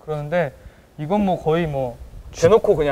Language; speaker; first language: Korean; native; Korean